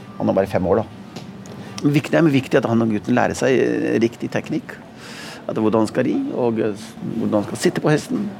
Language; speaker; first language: Norwegian; early bilingual, other home language; Punjabi